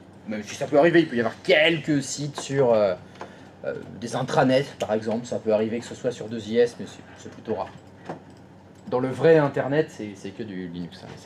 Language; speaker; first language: French; native; French